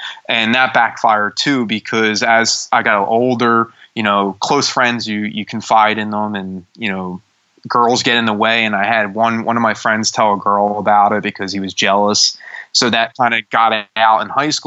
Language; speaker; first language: English; native; English